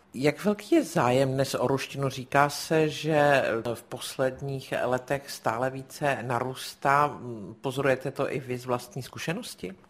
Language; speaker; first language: Czech; native; Czech